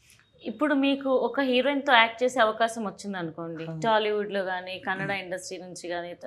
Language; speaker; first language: Telugu; native; Telugu